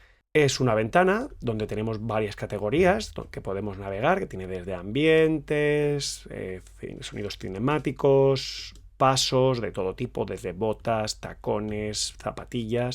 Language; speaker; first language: Spanish; native; Spanish